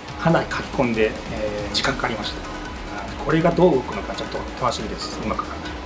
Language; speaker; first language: Japanese; native; Japanese